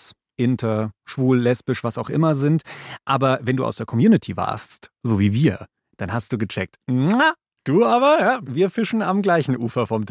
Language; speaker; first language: German; native; German